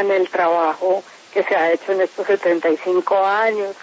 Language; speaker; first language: Spanish; native; Spanish